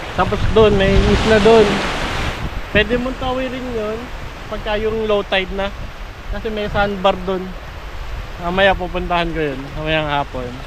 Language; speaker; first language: Filipino; native; Filipino